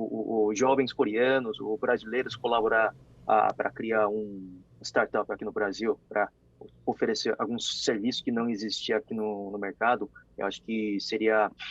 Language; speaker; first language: Portuguese; non-native, fluent; Korean